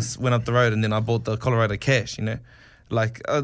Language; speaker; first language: English; non-native, local second language; Māori